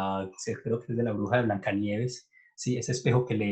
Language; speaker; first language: Spanish; native; Spanish